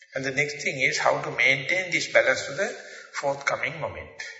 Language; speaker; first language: English; non-native, local second language; Sinhala